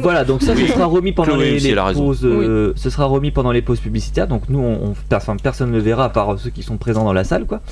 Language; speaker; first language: French; native; French